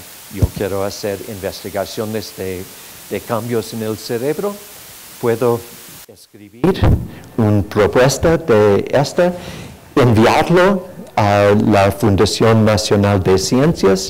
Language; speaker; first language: Spanish; non-native, fluent; English